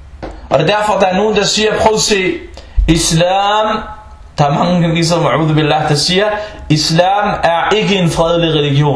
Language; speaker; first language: Danish; early bilingual, other home language; Arabic